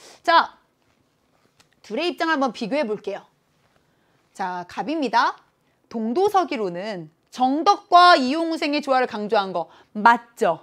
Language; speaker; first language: Korean; native; Korean